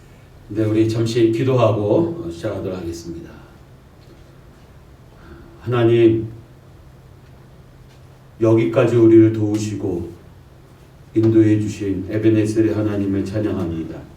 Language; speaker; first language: Korean; native; Korean